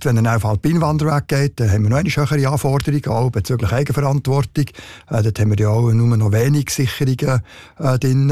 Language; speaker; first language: German; native; German